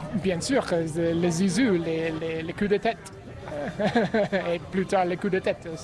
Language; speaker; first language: French; non-native, learner; English